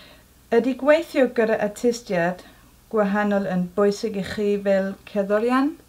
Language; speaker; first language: Welsh; non-native, local second language; English